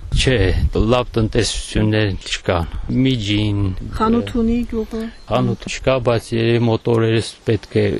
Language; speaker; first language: Armenian; native; Armenian